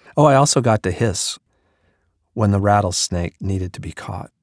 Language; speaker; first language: English; native; English